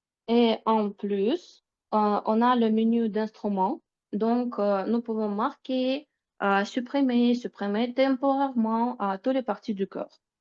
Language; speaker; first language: French; non-native, fluent; Russian